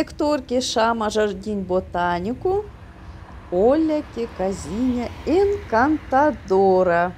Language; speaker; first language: Portuguese; non-native, fluent; Russian